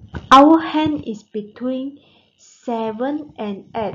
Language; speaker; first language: English; non-native, local second language; Malay